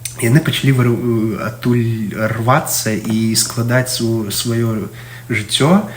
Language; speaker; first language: Belarusian; non-native, local second language; Russian